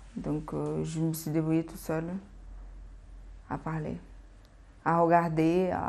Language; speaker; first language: French; non-native, fluent; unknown